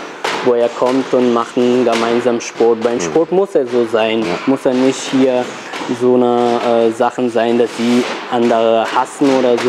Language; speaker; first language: German; non-native, fluent; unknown